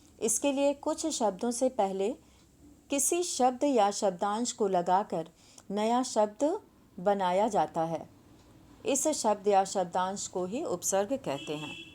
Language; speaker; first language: Hindi; native; Hindi